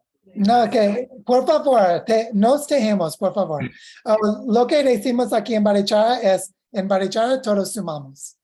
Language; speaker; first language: Spanish; non-native, fluent; English